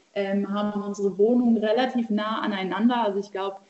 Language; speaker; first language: German; native; German